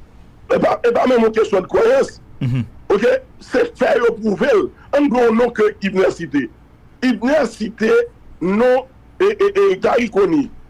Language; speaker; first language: French; non-native, local second language; Haitian Creole